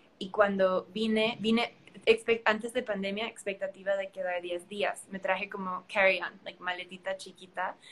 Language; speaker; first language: Spanish; early bilingual, heritage; Spanish